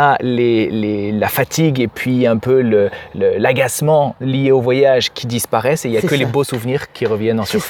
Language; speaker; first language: French; native; French